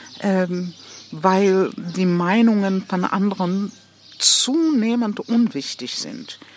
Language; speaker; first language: German; non-native, fluent; English